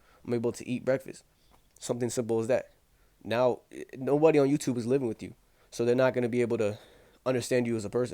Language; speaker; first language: English; native; English